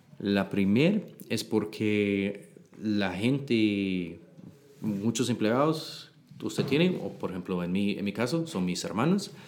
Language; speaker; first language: Spanish; non-native, learner; English